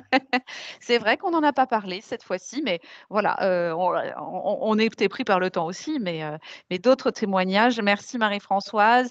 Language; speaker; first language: French; native; French